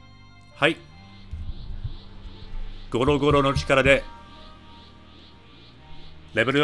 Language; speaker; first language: Japanese; non-native, fluent; English